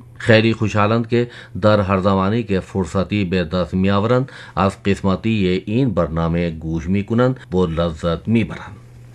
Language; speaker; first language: Persian; non-native, fluent; Urdu